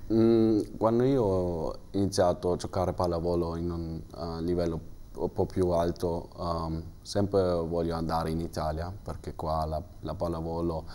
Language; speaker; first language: Italian; non-native, learner; German